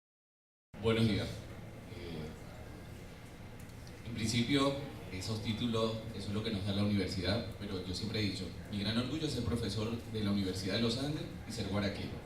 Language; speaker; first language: Spanish; native; Spanish